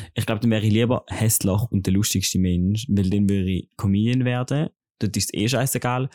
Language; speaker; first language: German; native; German